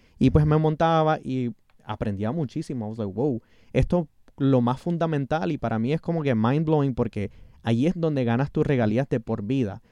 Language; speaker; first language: Spanish; early bilingual, heritage; Spanish